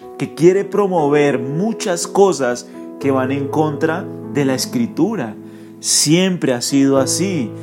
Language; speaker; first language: Spanish; native; Spanish